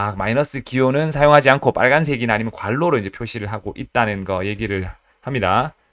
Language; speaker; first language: Korean; native; Korean